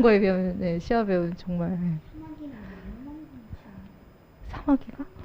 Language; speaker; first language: Korean; native; Korean